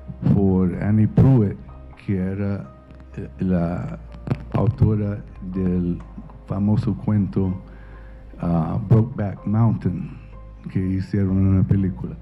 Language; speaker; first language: Spanish; non-native, fluent; English